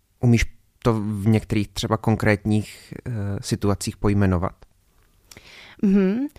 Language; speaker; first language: Czech; native; Czech